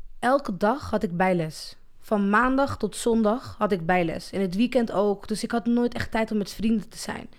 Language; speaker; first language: Dutch; early bilingual, other home language; Arabic